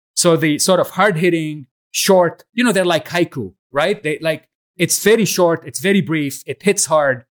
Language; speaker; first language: English; non-native, fluent; Arabic